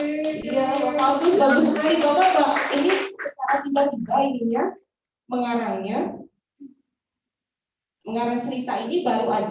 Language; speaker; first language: Indonesian; non-native, fluent; Japanese